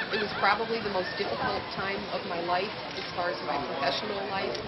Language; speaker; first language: English; native; English